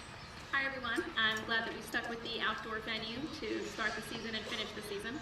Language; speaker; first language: English; native; English